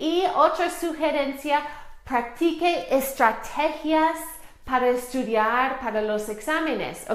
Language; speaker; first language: Spanish; non-native, fluent; English